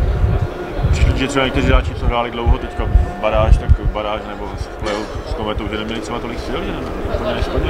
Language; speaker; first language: Czech; native; Czech